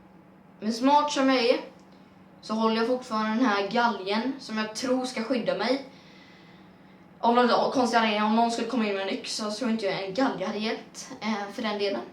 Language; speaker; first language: Swedish; native; Swedish